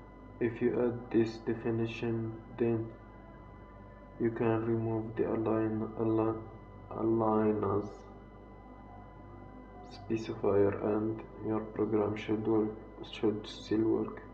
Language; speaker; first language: English; non-native, fluent; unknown